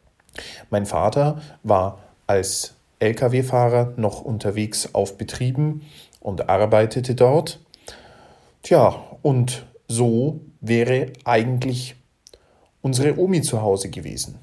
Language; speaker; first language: German; native; German